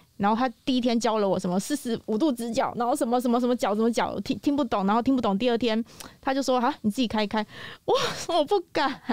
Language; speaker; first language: Chinese; native; Chinese